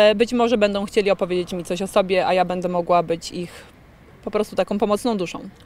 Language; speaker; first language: Polish; native; Polish